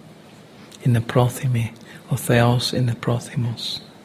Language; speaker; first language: Greek; non-native, fluent; English